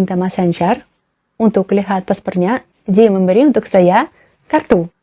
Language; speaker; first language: Indonesian; non-native, learner; Russian